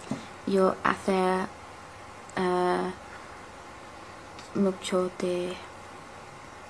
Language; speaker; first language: Spanish; non-native, learner; English